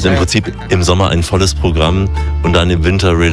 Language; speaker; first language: German; native; German